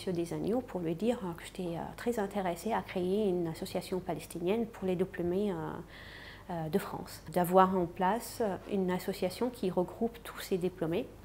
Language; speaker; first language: French; non-native, fluent; Arabic